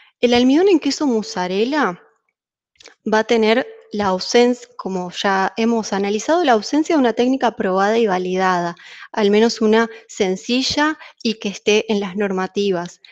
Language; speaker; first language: Spanish; native; Spanish